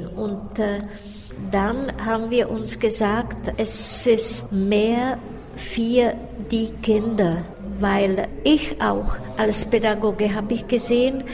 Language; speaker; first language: German; non-native, fluent; Czech